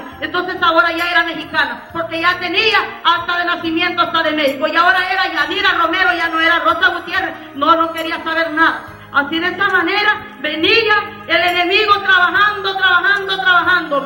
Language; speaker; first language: Spanish; native; Spanish